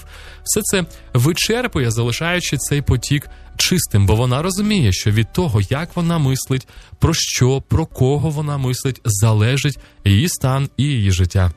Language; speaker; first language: Ukrainian; native; Ukrainian